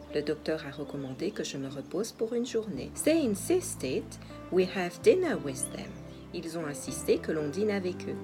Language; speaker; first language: French; native; French